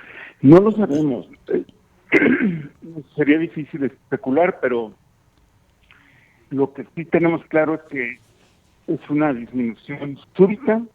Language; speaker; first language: Spanish; native; Spanish